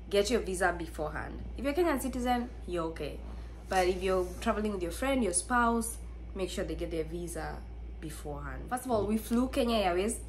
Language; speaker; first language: English; non-native, local second language; Kikuyu